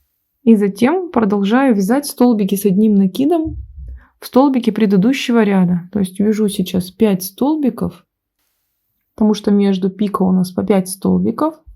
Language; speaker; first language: Russian; native; Russian